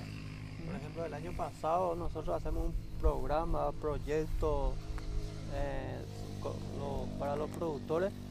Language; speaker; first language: Spanish; non-native, local second language; Guarani